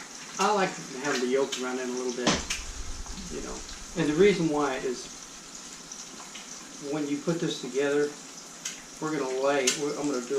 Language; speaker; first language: English; native; English